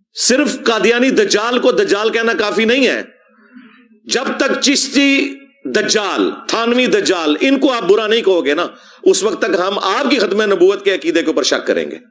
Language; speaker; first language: Urdu; non-native, local second language; Punjabi